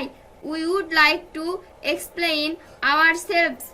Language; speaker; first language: English; non-native, fluent; Bangla